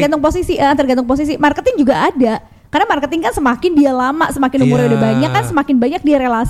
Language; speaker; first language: Indonesian; native; Indonesian